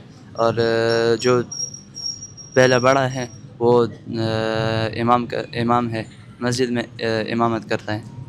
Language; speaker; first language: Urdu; non-native, local second language; Pashto